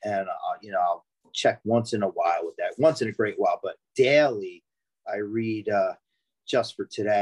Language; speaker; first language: English; native; English